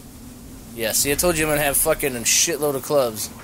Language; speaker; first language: English; native; English